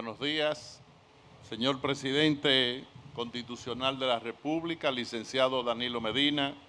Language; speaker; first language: Spanish; native; Spanish